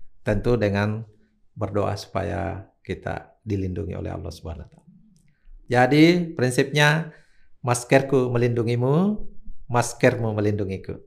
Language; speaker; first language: Indonesian; native; Indonesian